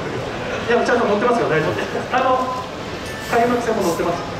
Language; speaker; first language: Japanese; native; Japanese